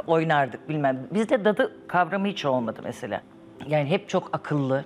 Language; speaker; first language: Turkish; native; Turkish